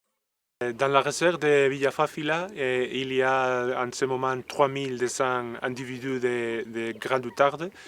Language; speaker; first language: French; non-native, learner; Spanish